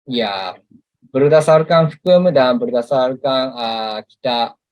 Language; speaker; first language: Indonesian; non-native, learner; Japanese